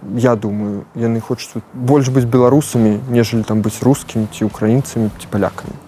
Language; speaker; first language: Belarusian; non-native, local second language; Russian